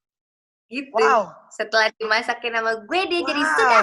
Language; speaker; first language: Indonesian; native; Indonesian